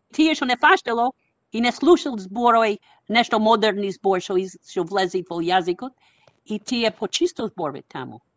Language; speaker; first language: Macedonian; non-native, fluent; English